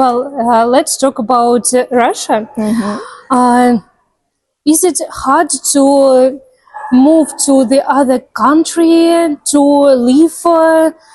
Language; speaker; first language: English; non-native, fluent; Russian